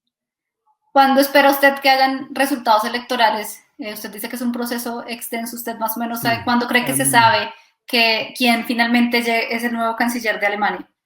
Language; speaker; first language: Spanish; native; Spanish